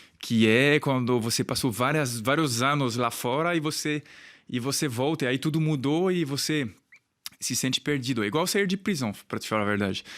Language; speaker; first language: Portuguese; non-native, fluent; French